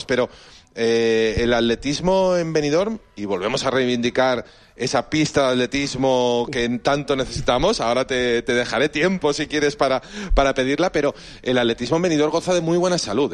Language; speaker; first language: Spanish; native; Spanish